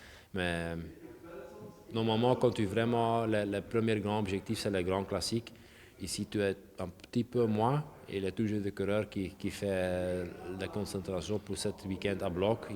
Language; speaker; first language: French; non-native, local second language; Dutch